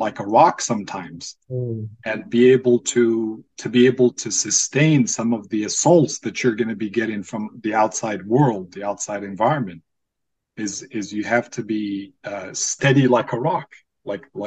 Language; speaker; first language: English; non-native, fluent; Arabic